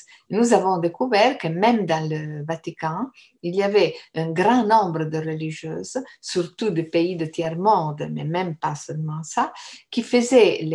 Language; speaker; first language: French; non-native, fluent; Italian